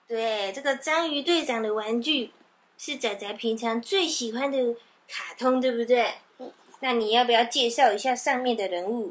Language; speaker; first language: Chinese; native; Chinese